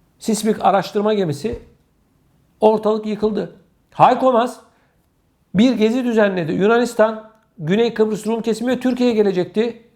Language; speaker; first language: Turkish; native; Turkish